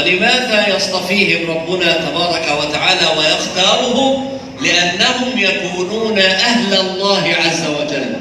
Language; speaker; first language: Arabic; native; Arabic